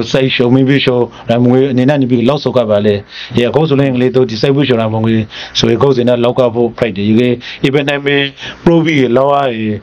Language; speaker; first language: Burmese; native; Burmese